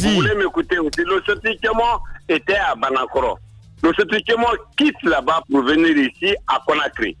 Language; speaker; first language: French; non-native, local second language; Mandingo